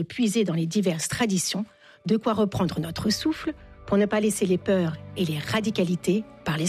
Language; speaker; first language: French; native; French